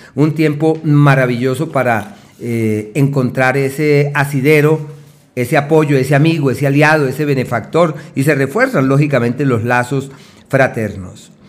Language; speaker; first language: Spanish; native; Spanish